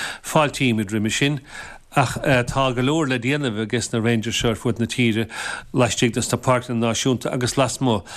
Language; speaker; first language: Irish; native; Irish